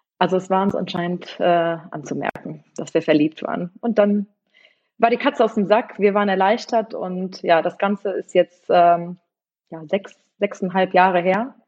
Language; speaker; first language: German; early bilingual, other home language; Polish